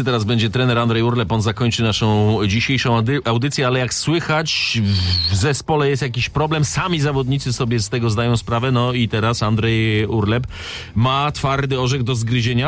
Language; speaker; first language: Polish; native; Polish